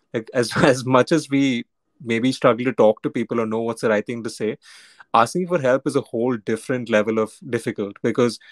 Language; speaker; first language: English; non-native, local second language; Hindi